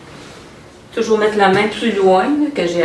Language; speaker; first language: French; native; French